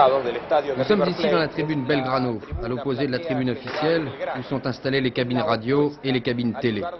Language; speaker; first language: French; non-native, fluent; Spanish